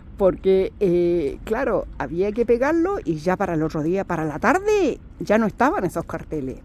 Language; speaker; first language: Spanish; native; Spanish